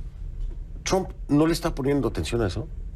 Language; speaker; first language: Spanish; native; Spanish